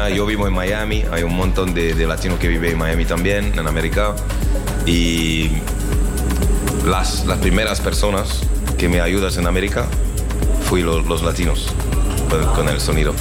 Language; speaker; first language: Spanish; non-native, learner; French